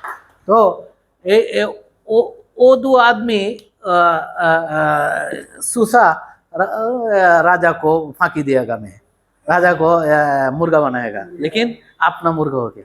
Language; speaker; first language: Hindi; non-native, learner; Bangla